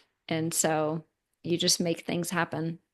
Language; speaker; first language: English; native; English